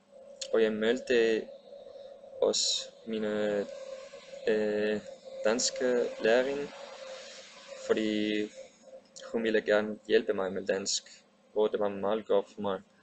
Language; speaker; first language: Danish; non-native, learner; Spanish